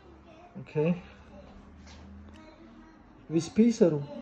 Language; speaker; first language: Danish; non-native, learner; Serbian